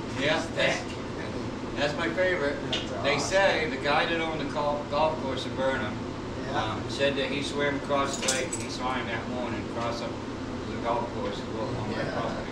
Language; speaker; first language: English; native; English